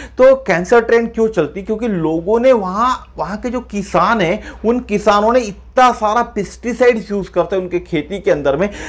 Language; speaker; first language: Hindi; non-native, local second language; Marathi